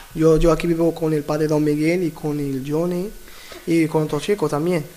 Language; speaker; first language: Spanish; non-native, learner; Arabic